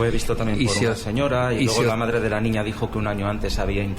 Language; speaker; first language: Spanish; native; Spanish